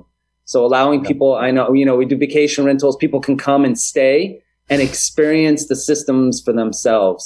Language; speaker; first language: English; native; English